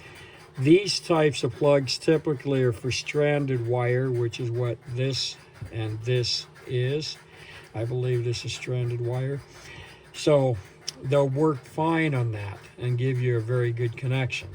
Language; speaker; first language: English; native; English